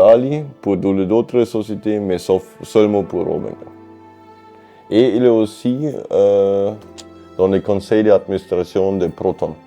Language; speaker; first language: French; non-native, fluent; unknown